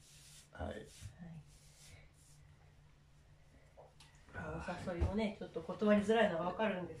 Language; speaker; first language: Japanese; native; Japanese